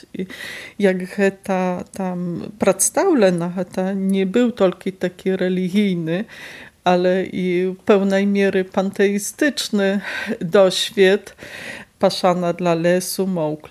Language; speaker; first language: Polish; non-native, local second language; Belarusian